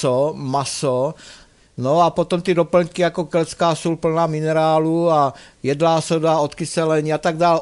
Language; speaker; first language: Czech; native; Czech